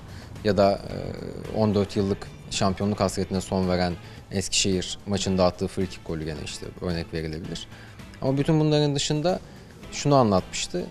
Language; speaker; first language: Turkish; native; Turkish